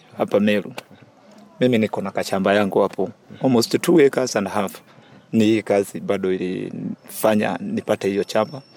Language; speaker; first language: Swahili; non-native, local second language; Kikuyu